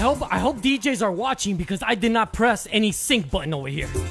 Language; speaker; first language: English; early bilingual, other home language; Spanish